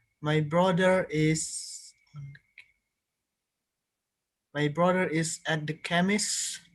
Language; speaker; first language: English; non-native, learner; Indonesian